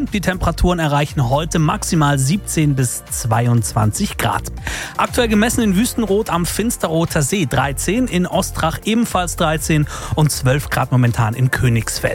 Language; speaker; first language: German; native; German